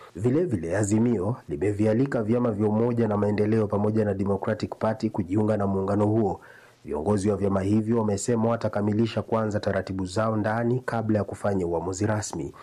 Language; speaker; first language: Swahili; non-native, local second language; Luyia